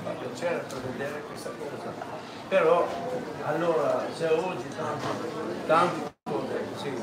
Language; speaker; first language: Italian; non-native, learner; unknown